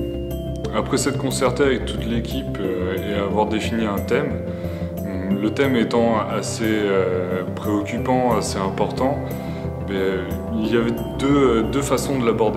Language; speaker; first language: French; native; French